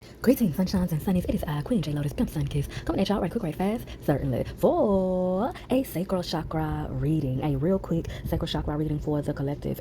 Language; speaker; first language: English; native; English